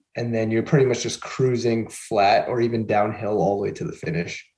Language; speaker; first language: English; native; English